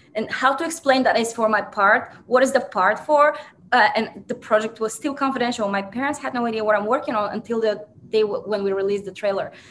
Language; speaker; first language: English; non-native, fluent; Bulgarian